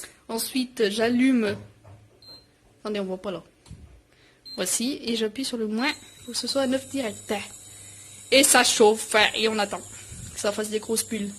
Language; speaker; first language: French; native; French